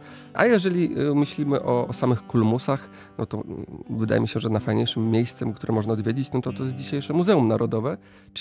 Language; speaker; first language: Polish; native; Polish